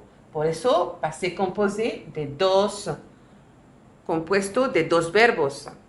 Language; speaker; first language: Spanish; non-native, learner; French